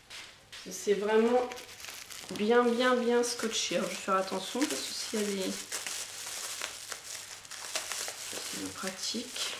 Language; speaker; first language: French; native; French